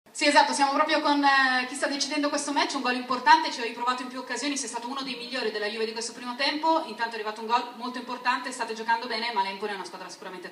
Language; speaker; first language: Italian; native; Italian